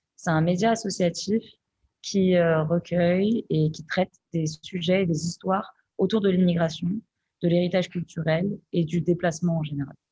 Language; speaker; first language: French; native; French